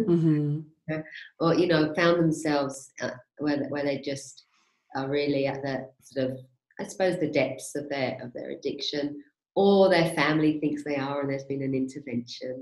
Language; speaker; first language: English; native; English